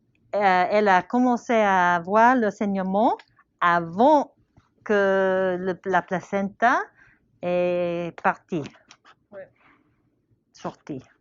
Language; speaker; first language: French; non-native, learner; English